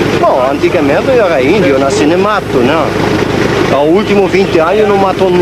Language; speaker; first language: Portuguese; non-native, learner; German